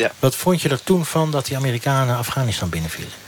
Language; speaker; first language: Dutch; native; Dutch